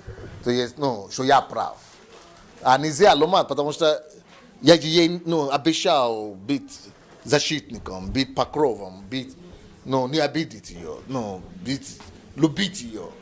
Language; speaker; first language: Russian; non-native, learner; Yoruba